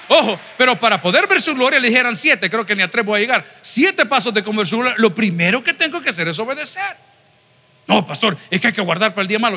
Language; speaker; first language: Spanish; native; Spanish